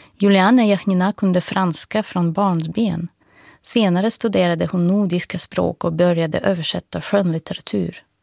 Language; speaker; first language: Swedish; non-native, fluent; Russian